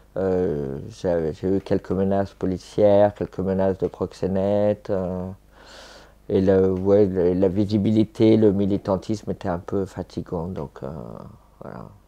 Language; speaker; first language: French; native; French